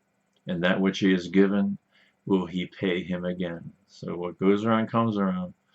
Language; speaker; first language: English; native; English